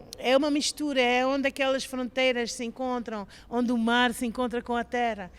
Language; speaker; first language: Portuguese; non-native, fluent; English